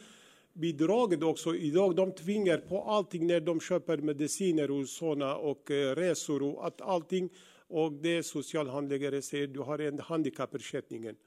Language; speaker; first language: Swedish; non-native, learner; Arabic